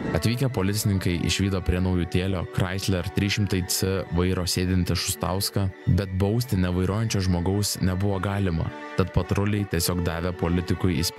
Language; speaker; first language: Lithuanian; native; Lithuanian